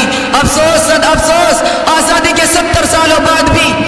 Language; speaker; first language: Urdu; native; Urdu